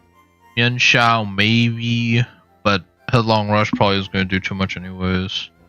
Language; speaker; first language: English; native; English